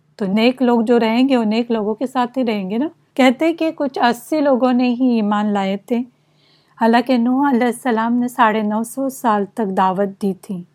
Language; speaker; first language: Urdu; native; Urdu